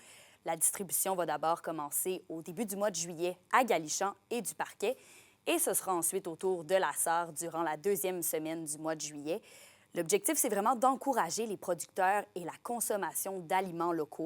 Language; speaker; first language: French; native; French